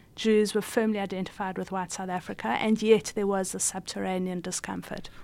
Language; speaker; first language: English; native; English